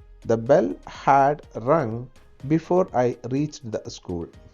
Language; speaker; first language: English; non-native, local second language; Malayalam